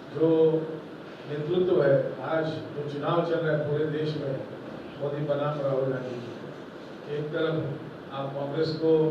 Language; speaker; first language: Hindi; non-native, local second language; Marathi